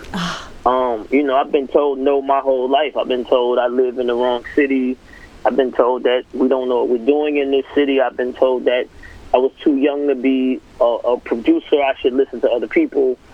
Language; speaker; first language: English; native; English